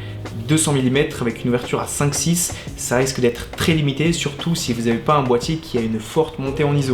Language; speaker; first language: French; native; French